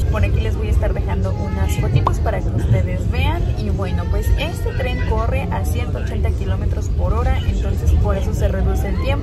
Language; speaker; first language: Spanish; native; Spanish